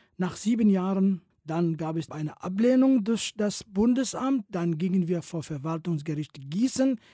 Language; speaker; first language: German; non-native, fluent; Kurdish